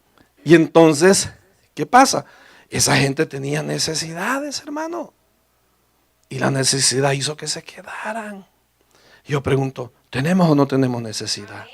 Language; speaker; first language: Spanish; native; Spanish